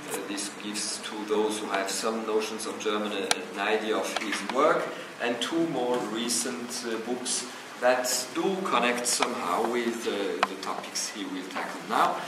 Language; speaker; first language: English; non-native, fluent; Portuguese